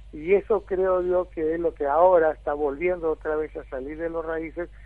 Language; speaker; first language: Spanish; native; Spanish